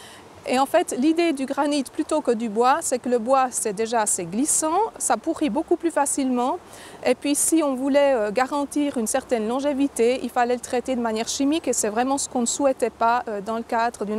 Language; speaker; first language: French; native; French